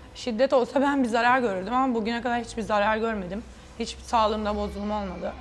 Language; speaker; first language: Turkish; native; Turkish